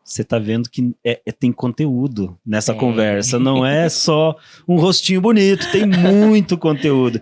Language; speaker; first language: Portuguese; native; Portuguese